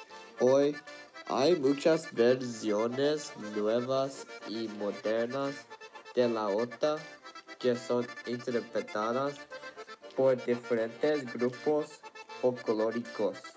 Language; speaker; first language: Spanish; non-native, learner; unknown